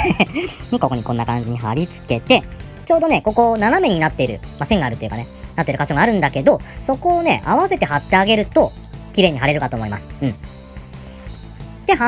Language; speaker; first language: Japanese; native; Japanese